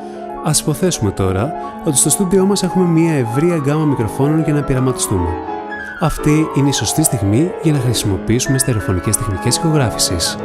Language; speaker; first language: Greek; native; Greek